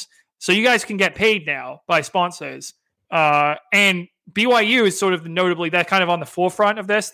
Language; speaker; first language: English; native; English